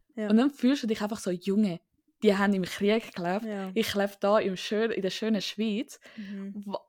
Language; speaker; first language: Swiss German; early bilingual, other home language; Sinhala